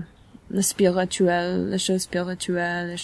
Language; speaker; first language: French; non-native, learner; English